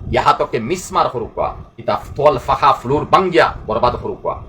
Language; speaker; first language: Bangla; non-native, local second language; Sylheti